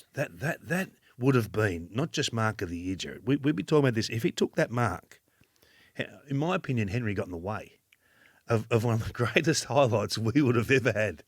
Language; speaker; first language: English; native; English